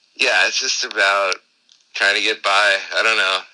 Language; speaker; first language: English; native; English